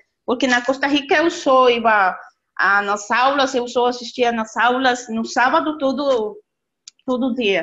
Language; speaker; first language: Portuguese; non-native, learner; Spanish